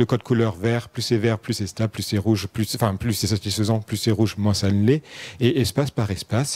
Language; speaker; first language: French; native; French